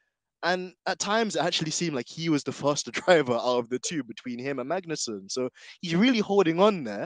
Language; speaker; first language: English; native; English